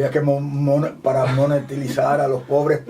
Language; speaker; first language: Spanish; native; Spanish